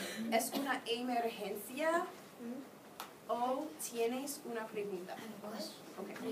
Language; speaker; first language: Spanish; non-native, fluent; English